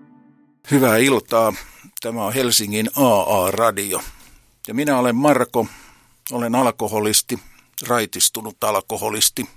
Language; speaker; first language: Finnish; native; Finnish